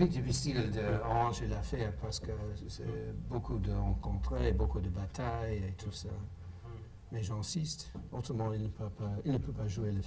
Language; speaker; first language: French; non-native, fluent; English